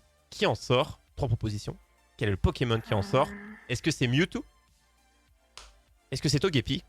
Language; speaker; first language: French; native; French